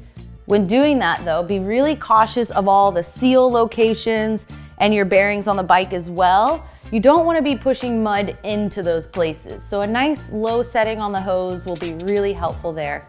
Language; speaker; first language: English; native; English